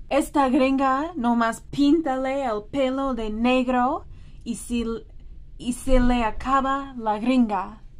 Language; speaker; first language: Spanish; non-native, fluent; English